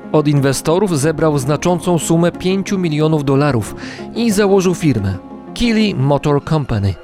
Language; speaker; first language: Polish; native; Polish